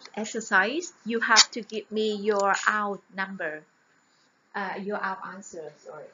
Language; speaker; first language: English; non-native, fluent; Vietnamese